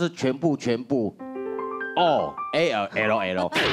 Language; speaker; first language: Chinese; native; Chinese